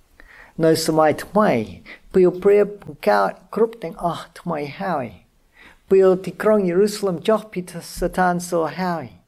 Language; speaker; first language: Khmer; non-native, fluent; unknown